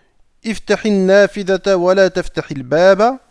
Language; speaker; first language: Arabic; non-native, fluent; French